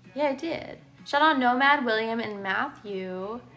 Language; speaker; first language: English; native; English